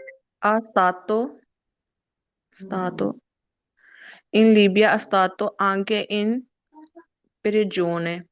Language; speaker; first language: Italian; non-native, learner; Urdu